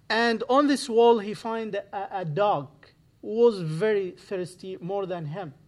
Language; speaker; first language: English; non-native, fluent; Arabic